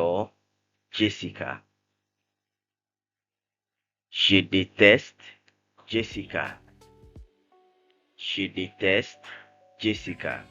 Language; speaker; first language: French; non-native, fluent; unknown